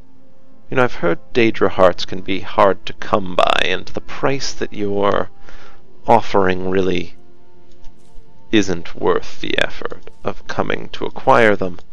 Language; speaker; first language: English; native; English